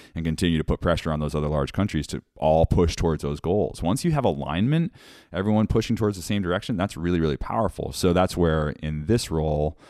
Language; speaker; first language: English; native; English